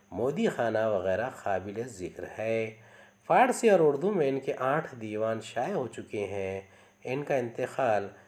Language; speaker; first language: Urdu; native; Urdu